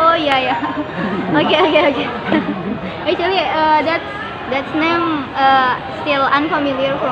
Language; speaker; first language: English; non-native, learner; Indonesian